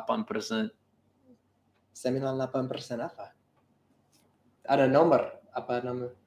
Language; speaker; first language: Indonesian; non-native, learner; English